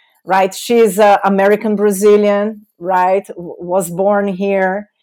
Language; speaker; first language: English; non-native, fluent; Portuguese